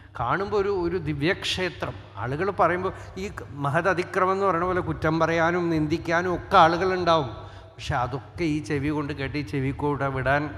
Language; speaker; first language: Malayalam; non-native, local second language; Tamil